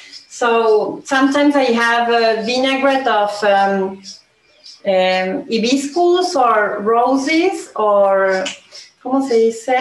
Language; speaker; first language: English; non-native, learner; Spanish